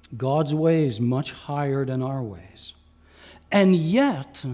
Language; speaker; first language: English; non-native, fluent; French